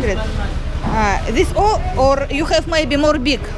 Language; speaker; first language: English; non-native, learner; Russian